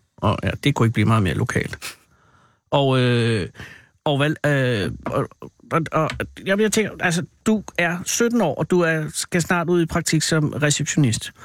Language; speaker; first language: Danish; native; Danish